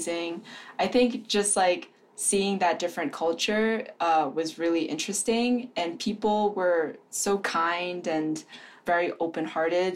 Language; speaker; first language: English; native; English